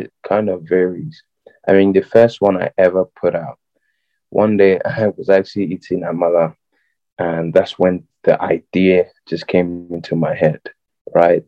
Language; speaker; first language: English; non-native, local second language; Yoruba